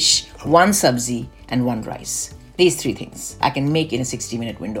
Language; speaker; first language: English; non-native, local second language; Bangla